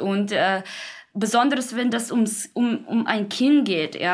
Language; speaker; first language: German; non-native, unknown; Uzbek